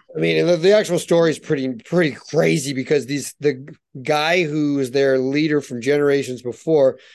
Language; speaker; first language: English; native; English